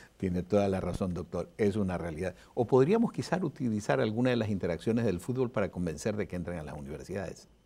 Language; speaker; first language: Spanish; native; Spanish